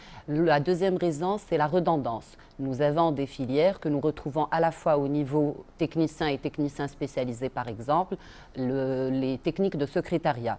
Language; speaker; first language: French; non-native, local second language; Arabic